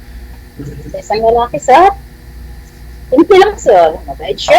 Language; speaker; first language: Filipino; non-native, local second language; Iloko